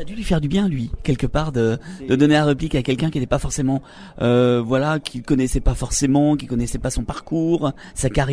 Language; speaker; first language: French; native; French